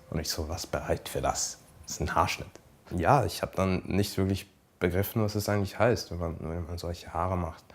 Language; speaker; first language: German; native; German